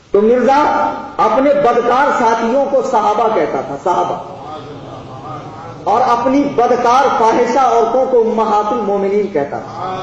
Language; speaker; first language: Urdu; native; Urdu